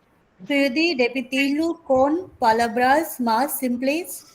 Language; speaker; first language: Spanish; non-native, learner; Hindi